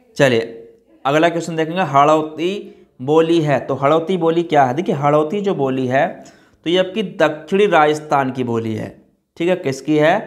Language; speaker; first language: Hindi; native; Hindi